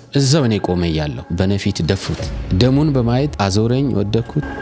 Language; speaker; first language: Amharic; non-native, local second language; Wolaytta